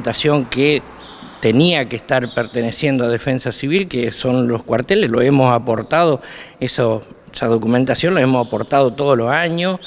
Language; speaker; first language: Spanish; native; Spanish